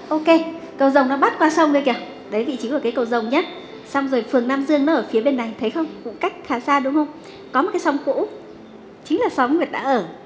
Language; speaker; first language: Vietnamese; native; Vietnamese